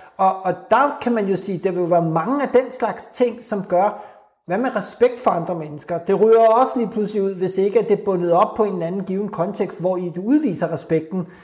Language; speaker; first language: Danish; early bilingual, other home language; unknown